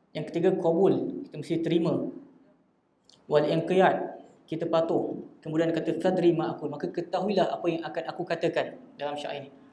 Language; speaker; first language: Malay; native; Malay